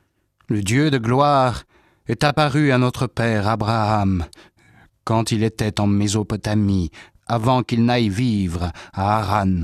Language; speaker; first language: French; native; French